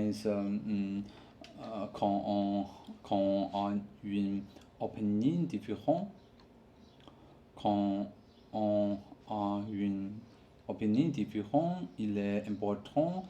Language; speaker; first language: French; non-native, learner; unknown